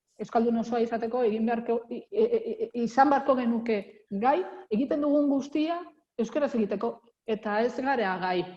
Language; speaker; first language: Basque; non-native, local second language; Spanish